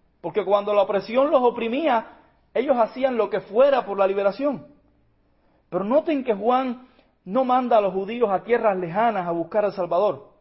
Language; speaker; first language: Spanish; native; Spanish